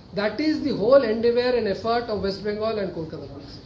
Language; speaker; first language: English; non-native, local second language; Bangla